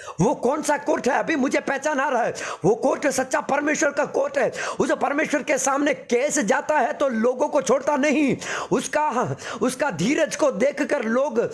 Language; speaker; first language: Hindi; non-native, local second language; Telugu